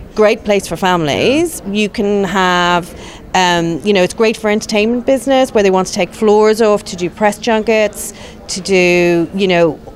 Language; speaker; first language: English; native; English